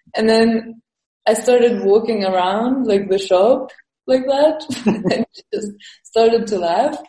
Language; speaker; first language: English; early bilingual, other home language; Estonian